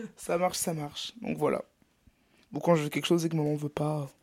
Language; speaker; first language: French; native; French